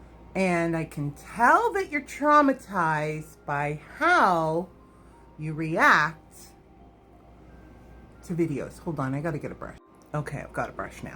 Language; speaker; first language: English; native; English